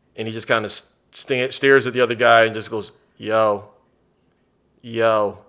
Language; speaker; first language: English; native; English